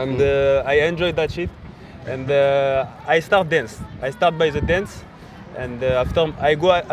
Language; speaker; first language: English; non-native, learner; French